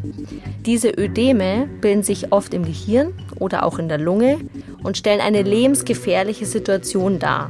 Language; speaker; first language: German; native; German